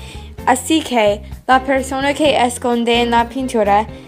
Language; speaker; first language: Spanish; non-native, learner; English